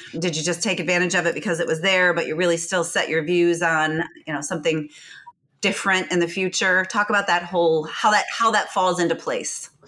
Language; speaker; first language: English; native; English